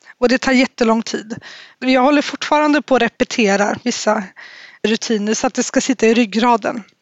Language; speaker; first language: Swedish; native; Swedish